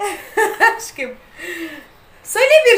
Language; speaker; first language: Turkish; non-native, learner; Russian